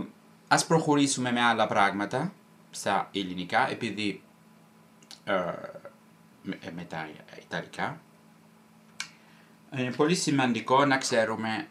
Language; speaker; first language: Greek; non-native, fluent; Italian